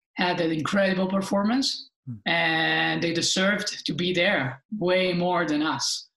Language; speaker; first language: English; non-native, fluent; Italian